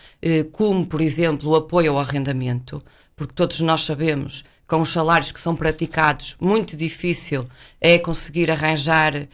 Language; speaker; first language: Portuguese; native; Portuguese